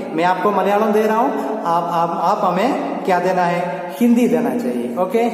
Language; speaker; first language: Hindi; non-native, local second language; Malayalam